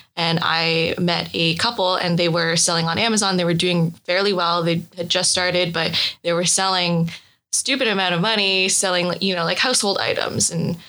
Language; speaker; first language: English; native; English